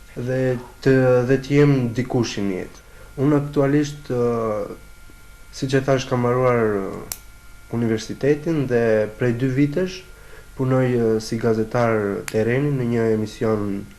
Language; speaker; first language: Albanian; non-native, local second language; Romany